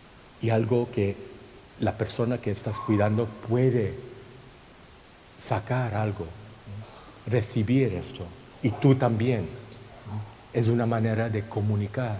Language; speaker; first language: Spanish; non-native, fluent; Thai